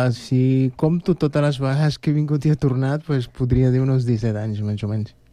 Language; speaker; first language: Catalan; non-native, fluent; Spanish